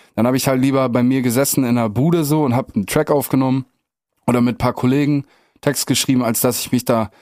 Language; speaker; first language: German; native; German